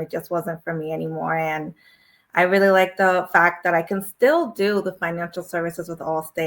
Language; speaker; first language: English; native; English